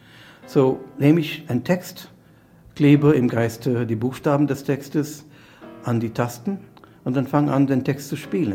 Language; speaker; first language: German; non-native, fluent; English